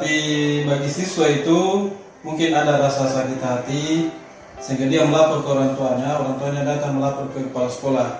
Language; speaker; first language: Indonesian; native; Indonesian